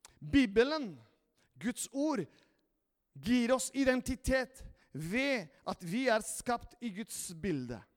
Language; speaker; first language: Norwegian; non-native, fluent; Spanish